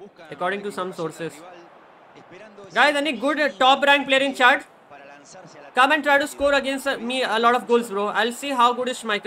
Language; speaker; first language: English; non-native, local second language; Hindi